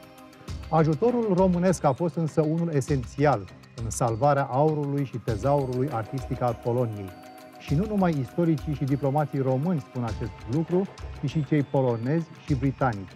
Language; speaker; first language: Romanian; native; Romanian